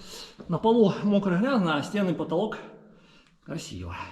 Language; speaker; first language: Russian; native; Russian